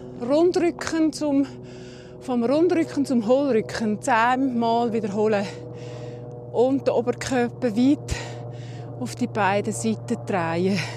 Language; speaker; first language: German; native; German